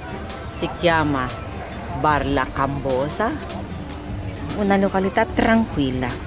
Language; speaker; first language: Italian; non-native, learner; Filipino